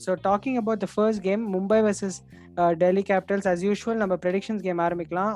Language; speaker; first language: English; non-native, local second language; Tamil